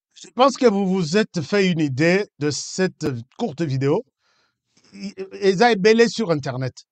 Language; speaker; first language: French; non-native, local second language; Lingala